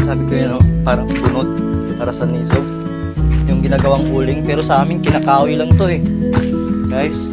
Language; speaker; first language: Filipino; non-native, local second language; Surigaonon